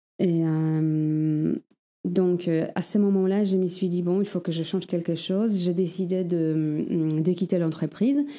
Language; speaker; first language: French; non-native, fluent; Polish